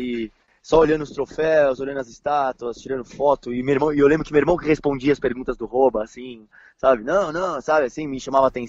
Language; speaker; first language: Portuguese; native; Portuguese